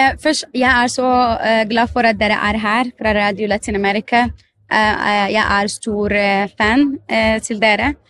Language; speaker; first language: Norwegian; non-native, fluent; Arabic